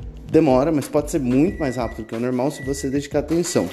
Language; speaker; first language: Portuguese; native; Portuguese